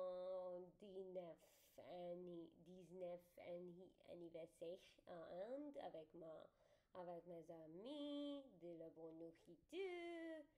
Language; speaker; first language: French; non-native, learner; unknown